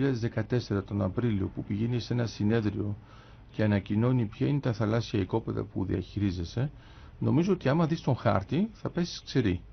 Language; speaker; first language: Greek; native; Greek